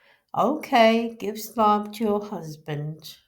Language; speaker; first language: English; non-native, local second language; Urdu